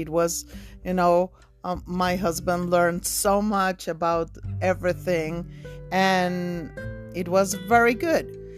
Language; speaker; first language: English; non-native, fluent; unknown